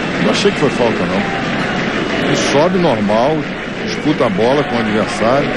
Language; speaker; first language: Portuguese; native; Portuguese